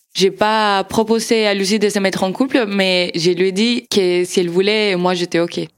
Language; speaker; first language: French; non-native, fluent; Spanish